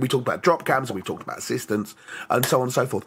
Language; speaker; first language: English; native; English